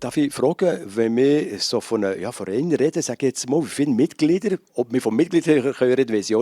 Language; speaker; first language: German; non-native, local second language; French